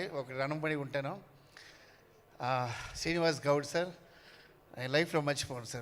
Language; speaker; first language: Telugu; non-native, fluent; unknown